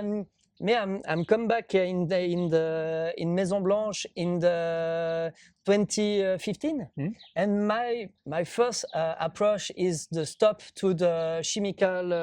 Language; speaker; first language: English; non-native, learner; French